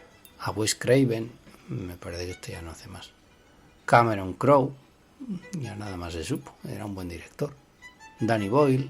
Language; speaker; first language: Spanish; native; Spanish